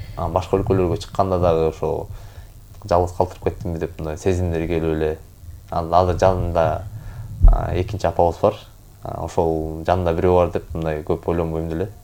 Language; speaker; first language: Kyrgyz; native; Kyrgyz